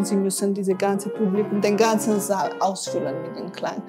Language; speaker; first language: German; non-native, fluent; Armenian